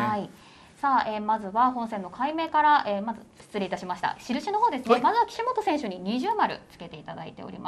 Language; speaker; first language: Japanese; native; Japanese